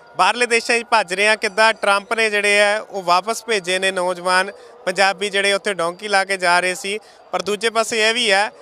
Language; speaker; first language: Punjabi; native; Punjabi